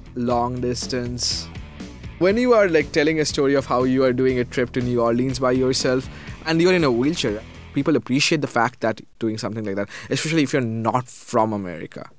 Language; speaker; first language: English; non-native, fluent; Japanese